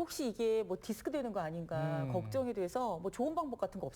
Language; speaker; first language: Korean; native; Korean